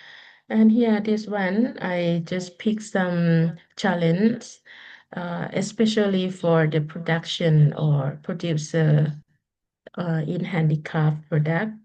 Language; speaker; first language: English; non-native, learner; Lao